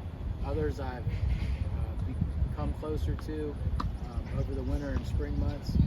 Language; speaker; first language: English; native; English